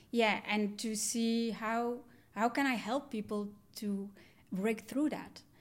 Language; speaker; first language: English; non-native, fluent; Dutch